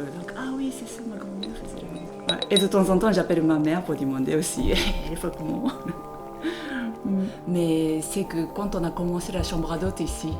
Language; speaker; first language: French; non-native, fluent; Japanese